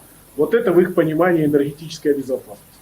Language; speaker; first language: Russian; native; Russian